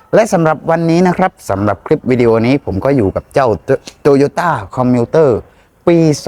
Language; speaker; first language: Thai; native; Thai